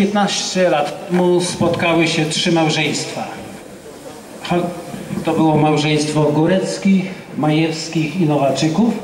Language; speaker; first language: Polish; native; Polish